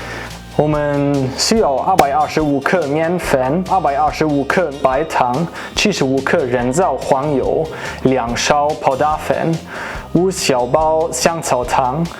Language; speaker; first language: Chinese; non-native, fluent; German